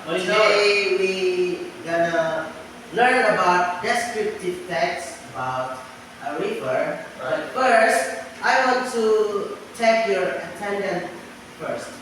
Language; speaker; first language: English; non-native, learner; Indonesian